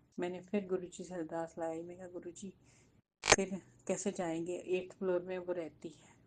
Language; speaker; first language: Hindi; non-native, local second language; Punjabi